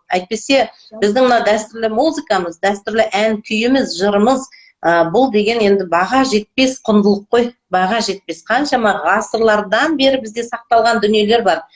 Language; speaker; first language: Kazakh; native; Kazakh